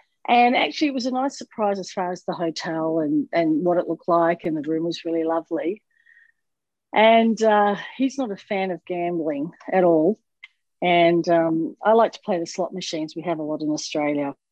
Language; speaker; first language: English; native; English